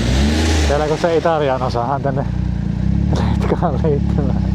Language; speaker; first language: Finnish; native; Finnish